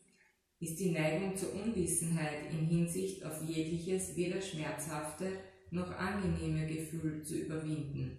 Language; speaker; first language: German; native; German